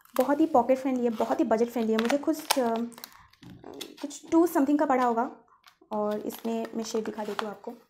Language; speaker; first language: Hindi; non-native, local second language; Bangla